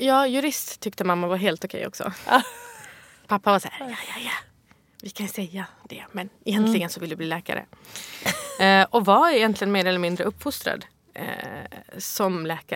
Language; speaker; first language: Swedish; early bilingual, other home language; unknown